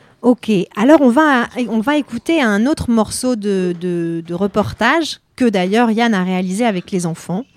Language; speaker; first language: French; native; French